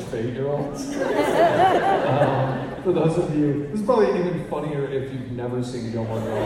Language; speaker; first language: English; native; English